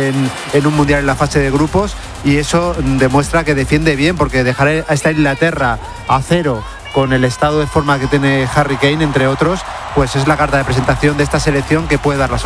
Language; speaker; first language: Spanish; native; Spanish